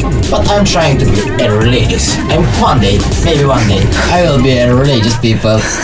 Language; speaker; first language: English; non-native, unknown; Turkish